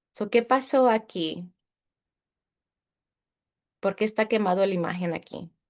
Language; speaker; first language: Spanish; early bilingual, heritage; Spanish